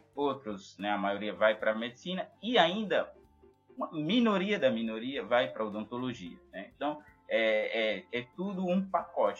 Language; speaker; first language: Portuguese; non-native, fluent; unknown